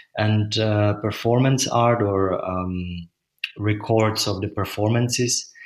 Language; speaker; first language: English; non-native, fluent; Czech